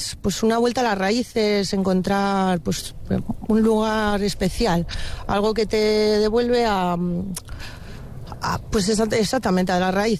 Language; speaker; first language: Spanish; native; Spanish